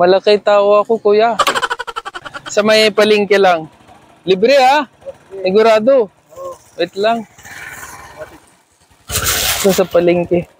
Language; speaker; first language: Filipino; non-native, learner; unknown